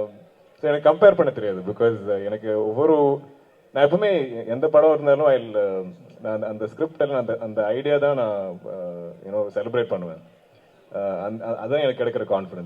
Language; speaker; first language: Tamil; non-native, local second language; Malayalam